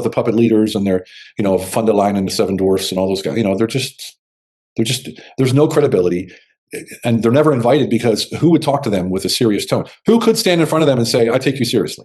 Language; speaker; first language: English; native; English